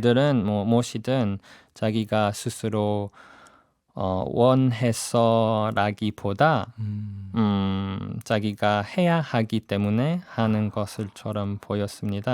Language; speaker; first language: Korean; non-native, fluent; English